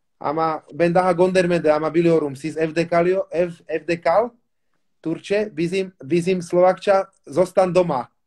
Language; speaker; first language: Turkish; non-native, learner; Slovak